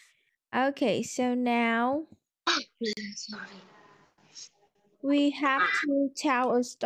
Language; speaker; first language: English; non-native, learner; Vietnamese